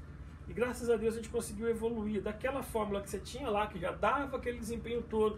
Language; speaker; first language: Portuguese; native; Portuguese